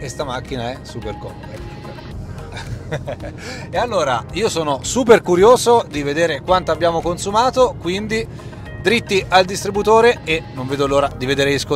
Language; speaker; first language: Italian; native; Italian